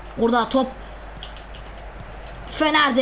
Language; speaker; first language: Turkish; non-native, learner; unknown